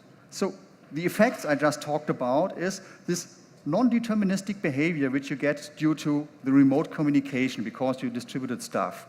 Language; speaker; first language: English; non-native, fluent; German